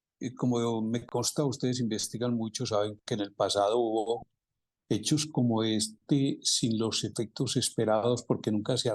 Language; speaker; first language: Spanish; native; Spanish